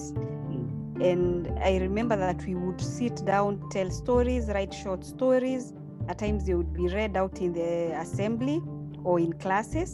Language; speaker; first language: English; non-native, local second language; Meru